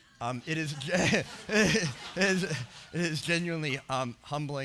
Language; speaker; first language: English; native; English